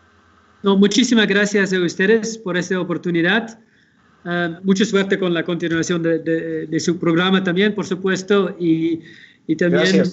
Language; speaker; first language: Spanish; non-native, fluent; Dutch